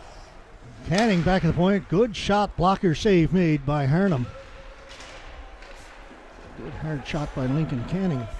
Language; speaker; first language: English; native; English